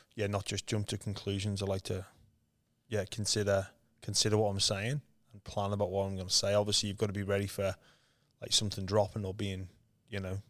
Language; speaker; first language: English; native; English